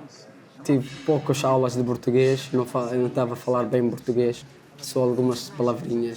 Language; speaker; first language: Portuguese; non-native, learner; Arabic